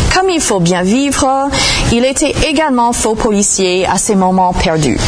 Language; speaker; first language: French; non-native, fluent; English